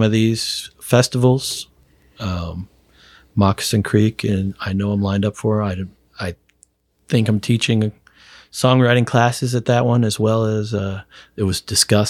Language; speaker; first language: English; native; English